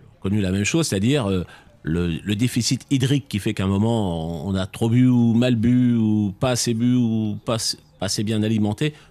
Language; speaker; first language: French; native; French